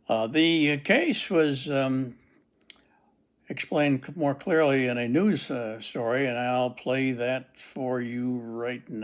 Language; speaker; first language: English; native; English